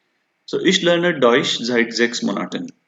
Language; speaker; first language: German; non-native, fluent; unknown